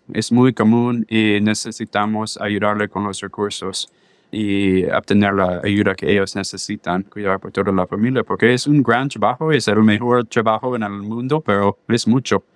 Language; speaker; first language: Spanish; non-native, learner; English